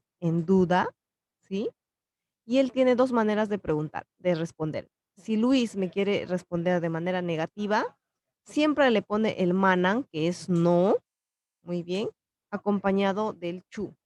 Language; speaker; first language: Spanish; non-native, local second language; Quechua